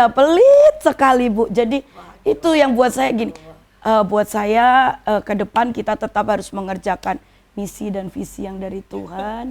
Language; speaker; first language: Indonesian; native; Indonesian